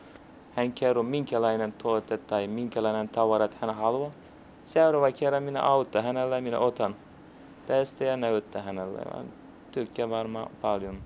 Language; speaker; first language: Finnish; non-native, learner; Turkish